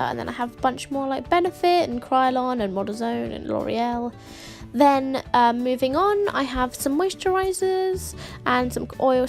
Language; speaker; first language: English; native; English